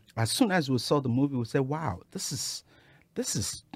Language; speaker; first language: English; non-native, local second language; Yoruba